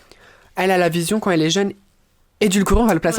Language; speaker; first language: French; native; French